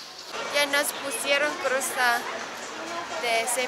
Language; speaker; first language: Spanish; non-native, learner; Korean